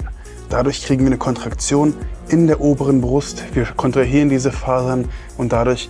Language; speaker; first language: German; native; German